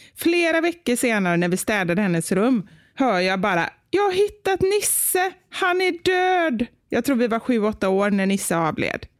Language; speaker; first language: Swedish; native; Swedish